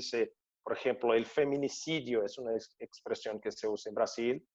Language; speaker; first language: Spanish; non-native, fluent; Portuguese